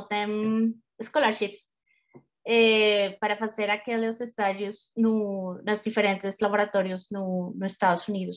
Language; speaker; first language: Portuguese; non-native, fluent; Spanish